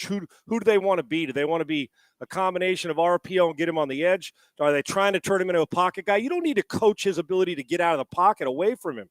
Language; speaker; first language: English; native; English